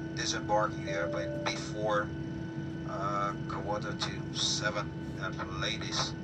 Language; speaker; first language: English; non-native, fluent; Czech